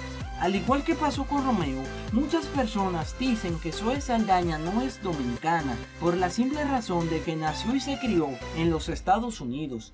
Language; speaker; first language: Spanish; native; Spanish